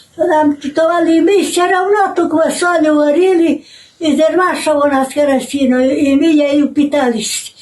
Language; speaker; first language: Ukrainian; native; Ukrainian